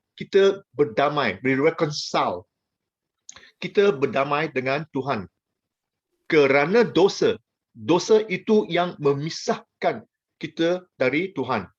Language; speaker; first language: Malay; non-native, local second language; Chinese